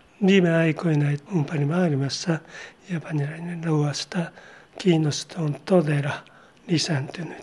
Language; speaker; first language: Finnish; non-native, learner; Japanese